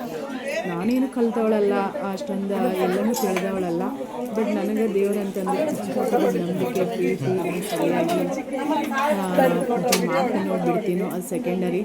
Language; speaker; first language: Kannada; native; Kannada